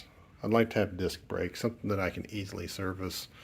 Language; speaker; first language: English; native; English